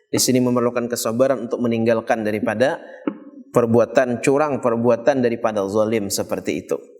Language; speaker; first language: Indonesian; non-native, local second language; Banjar